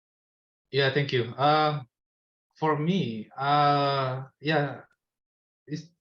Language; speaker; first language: English; non-native, learner; Indonesian